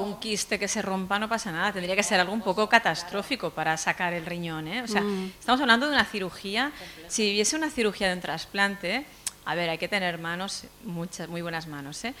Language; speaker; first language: Spanish; native; Spanish